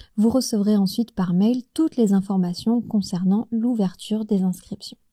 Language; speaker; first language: French; native; French